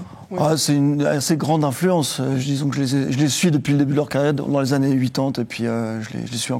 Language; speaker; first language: French; native; French